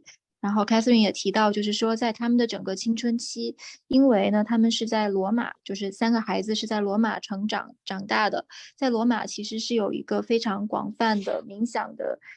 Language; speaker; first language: Chinese; native; Chinese